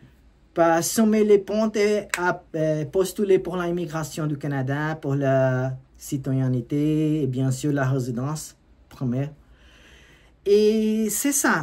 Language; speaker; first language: French; non-native, learner; Portuguese